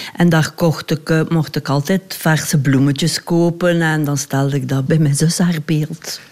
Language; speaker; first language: Dutch; native; Dutch